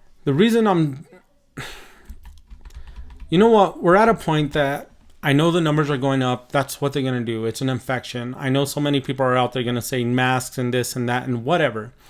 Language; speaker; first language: English; native; English